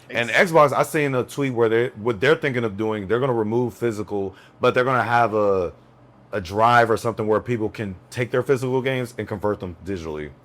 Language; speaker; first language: English; native; English